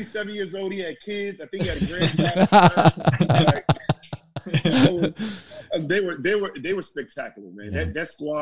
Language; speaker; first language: English; native; English